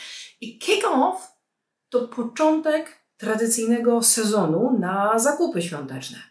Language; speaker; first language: Polish; native; Polish